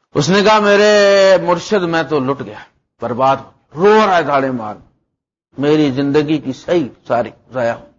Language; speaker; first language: Urdu; non-native, local second language; Punjabi